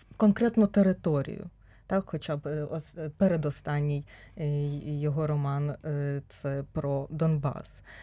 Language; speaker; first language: Ukrainian; native; Ukrainian